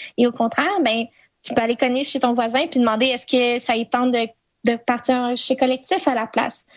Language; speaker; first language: French; native; French